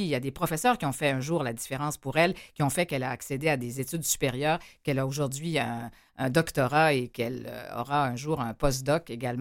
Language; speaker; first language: French; native; French